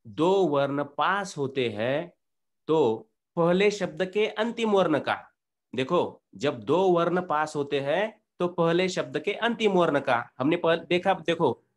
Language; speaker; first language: Hindi; non-native, local second language; Marathi